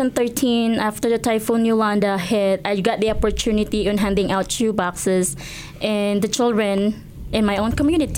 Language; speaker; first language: English; non-native, local second language; Cebuano